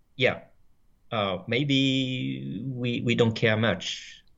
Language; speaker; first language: English; non-native, fluent; French